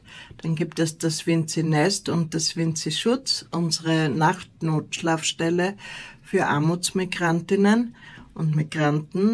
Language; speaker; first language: German; native; German